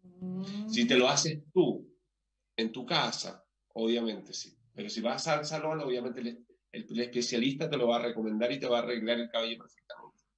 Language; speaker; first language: Spanish; native; Spanish